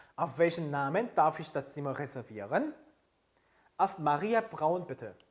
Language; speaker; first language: German; non-native, fluent; Korean